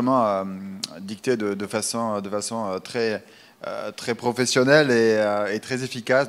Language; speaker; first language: French; native; French